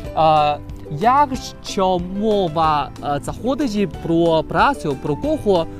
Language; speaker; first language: Ukrainian; non-native, learner; Chinese